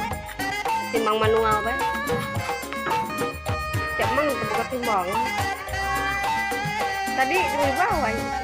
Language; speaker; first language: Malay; non-native, local second language; Sundanese